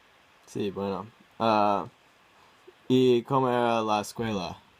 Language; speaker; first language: Spanish; non-native, learner; English